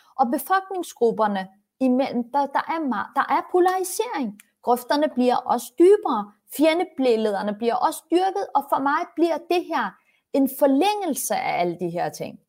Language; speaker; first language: Danish; early bilingual, other home language; Turkish